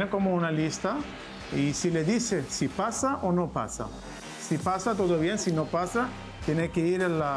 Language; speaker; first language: Spanish; non-native, learner; Hebrew